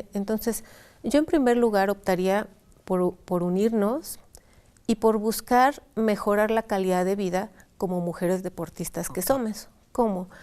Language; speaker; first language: Spanish; native; Spanish